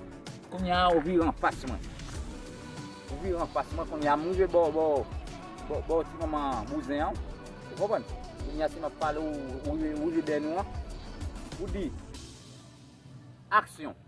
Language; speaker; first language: French; non-native, learner; Haitian Creole